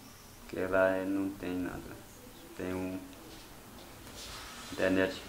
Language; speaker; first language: Portuguese; non-native, local second language; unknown